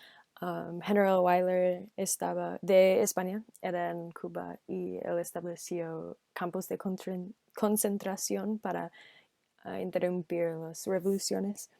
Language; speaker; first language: Spanish; non-native, learner; English